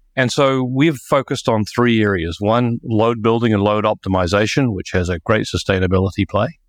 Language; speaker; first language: English; native; English